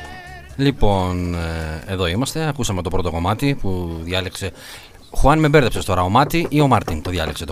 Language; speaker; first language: Greek; native; Greek